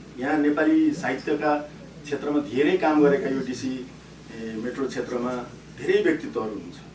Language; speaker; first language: Nepali; native; Nepali